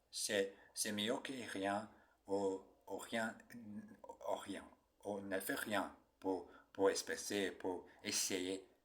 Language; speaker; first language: French; non-native, learner; Portuguese